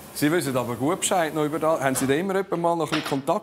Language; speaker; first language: German; native; German